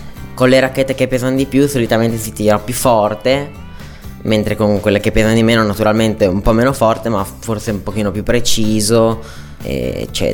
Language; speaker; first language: Italian; native; Italian